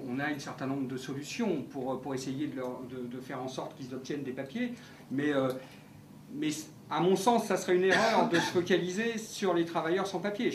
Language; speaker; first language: French; native; French